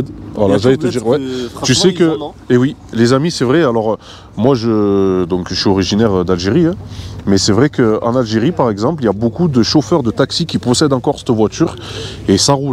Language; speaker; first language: French; native; French